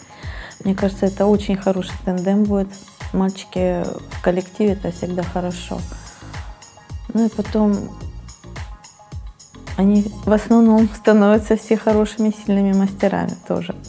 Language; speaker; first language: Russian; native; Russian